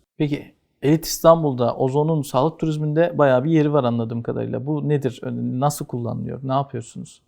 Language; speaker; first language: Turkish; native; Turkish